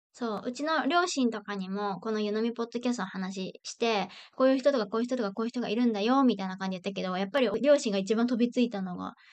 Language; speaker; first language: Japanese; native; Japanese